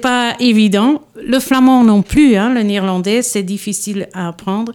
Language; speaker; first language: French; non-native, local second language; Dutch